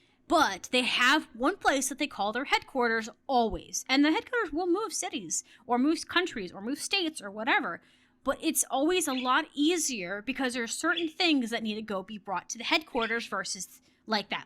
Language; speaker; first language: English; native; English